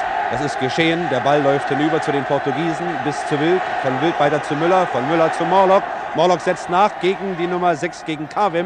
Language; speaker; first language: German; native; German